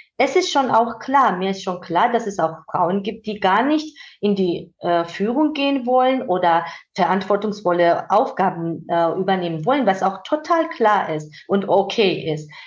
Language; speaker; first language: German; non-native, fluent; Georgian